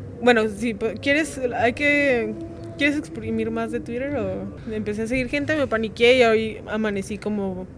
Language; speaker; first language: Spanish; native; Spanish